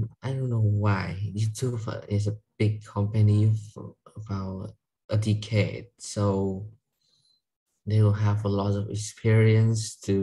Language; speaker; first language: English; non-native, learner; Vietnamese